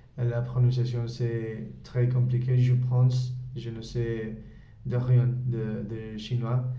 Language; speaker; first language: French; non-native, learner; Spanish